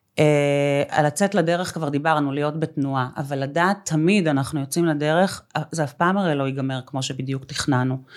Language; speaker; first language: Hebrew; native; Hebrew